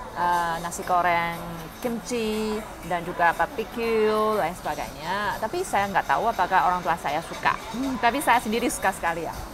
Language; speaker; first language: Indonesian; non-native, fluent; Chinese